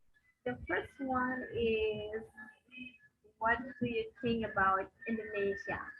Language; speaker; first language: English; non-native, fluent; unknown